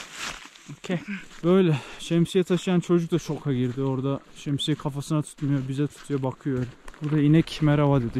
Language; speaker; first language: Turkish; native; Turkish